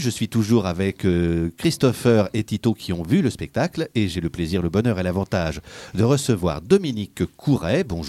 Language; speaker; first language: French; native; French